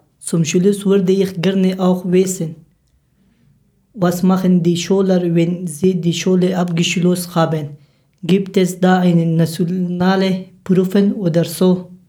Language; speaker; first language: German; non-native, learner; Persian